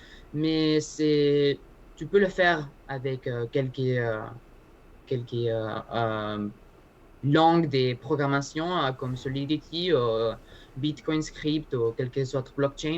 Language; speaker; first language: French; non-native, learner; Spanish